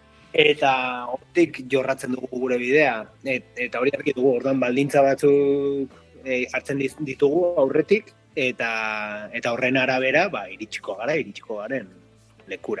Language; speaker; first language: Basque; native; Basque